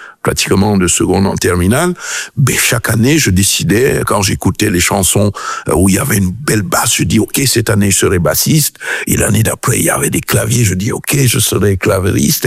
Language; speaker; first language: French; native; French